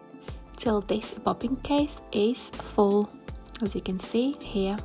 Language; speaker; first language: English; non-native, fluent; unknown